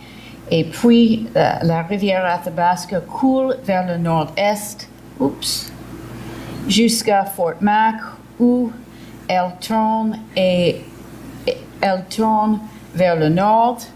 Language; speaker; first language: French; early bilingual, heritage; English